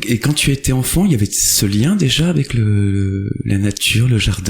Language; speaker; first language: French; native; French